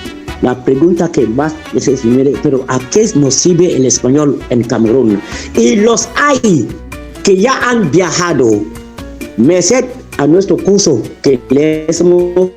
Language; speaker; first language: Spanish; non-native, fluent; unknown